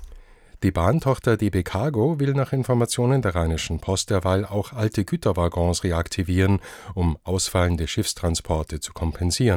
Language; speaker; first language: German; native; German